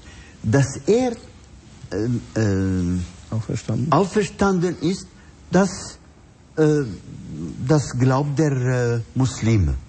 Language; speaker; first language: German; non-native, fluent; Arabic